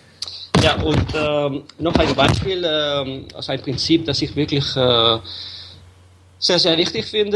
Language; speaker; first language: German; non-native, fluent; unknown